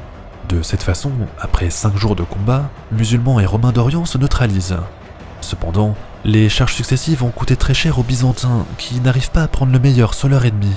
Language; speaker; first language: French; native; French